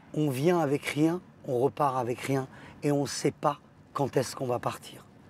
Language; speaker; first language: French; native; French